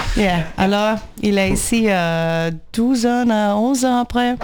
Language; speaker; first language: French; non-native, learner; Portuguese